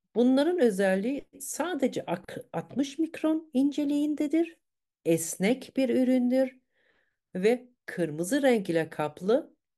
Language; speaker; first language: Turkish; early bilingual, heritage; Turkish